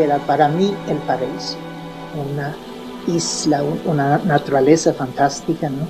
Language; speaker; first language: Spanish; non-native, fluent; Swedish